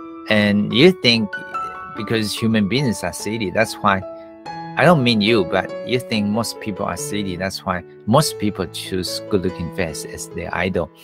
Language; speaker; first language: English; non-native, fluent; Chinese